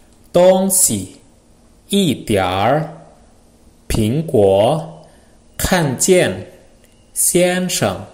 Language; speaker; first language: Chinese; non-native, fluent; Indonesian